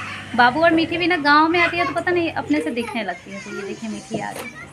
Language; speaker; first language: Hindi; native; Hindi